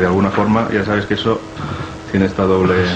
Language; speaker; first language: Spanish; native; Spanish